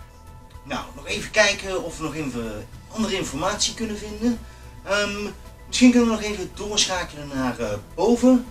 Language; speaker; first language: Dutch; native; Dutch